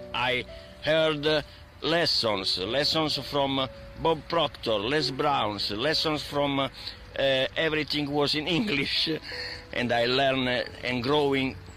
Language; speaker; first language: English; non-native, learner; Italian